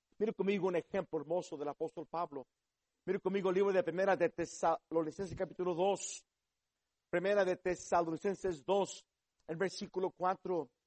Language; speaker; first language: Spanish; early bilingual, heritage; Spanish